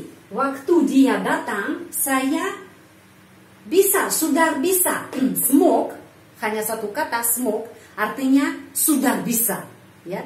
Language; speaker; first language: Indonesian; non-native, fluent; Russian